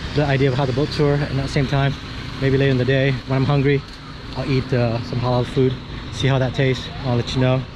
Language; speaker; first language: English; native; English